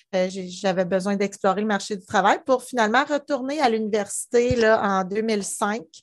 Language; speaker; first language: French; native; French